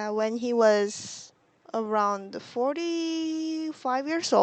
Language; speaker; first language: English; non-native, learner; Korean